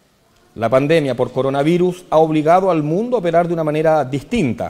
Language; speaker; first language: Spanish; native; Spanish